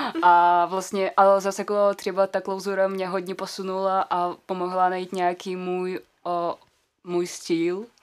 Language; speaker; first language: Czech; non-native, fluent; Kazakh